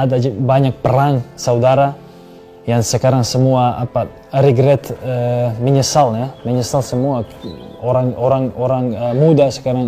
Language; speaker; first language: Indonesian; non-native, fluent; Serbian